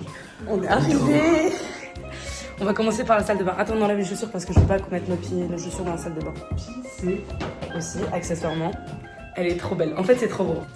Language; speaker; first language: French; native; French